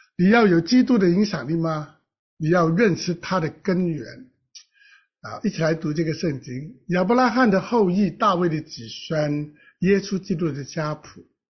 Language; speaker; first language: Chinese; non-native, local second language; Cantonese